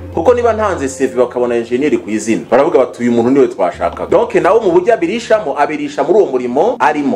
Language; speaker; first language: Kinyarwanda; early bilingual, heritage; Kinyarwanda